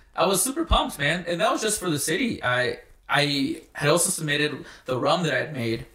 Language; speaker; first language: English; native; English